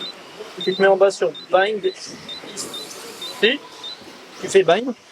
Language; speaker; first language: French; native; French